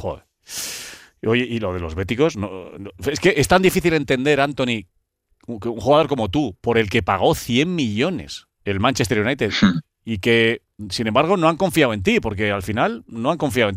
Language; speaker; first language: Spanish; native; Spanish